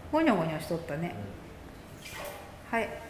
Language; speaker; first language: Japanese; native; Japanese